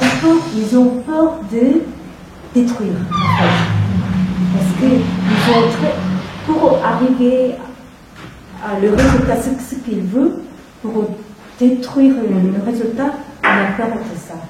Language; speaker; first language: French; non-native, fluent; Korean